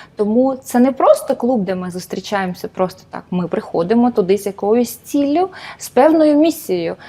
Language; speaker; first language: Ukrainian; native; Ukrainian